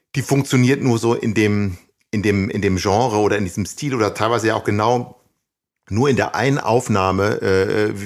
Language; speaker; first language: German; native; German